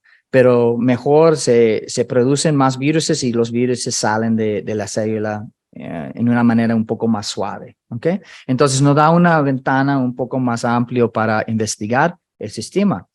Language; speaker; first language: Spanish; non-native, fluent; English